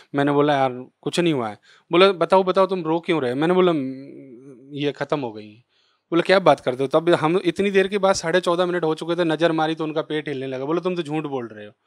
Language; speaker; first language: Hindi; native; Hindi